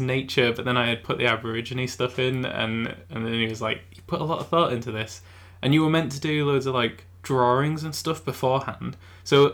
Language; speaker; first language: English; native; English